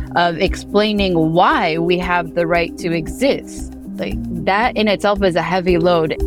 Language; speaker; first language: English; early bilingual, heritage; Arabic